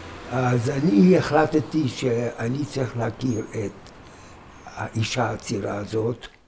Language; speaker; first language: Hebrew; non-native, fluent; English